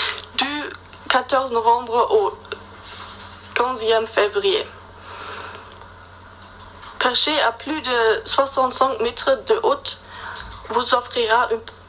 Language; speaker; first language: French; non-native, learner; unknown